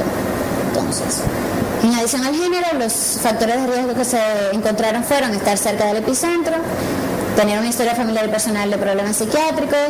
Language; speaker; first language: Spanish; native; Spanish